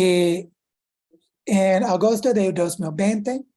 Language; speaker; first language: Spanish; non-native, fluent; English